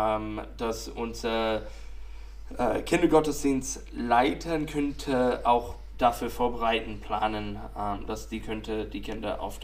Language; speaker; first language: German; non-native, fluent; English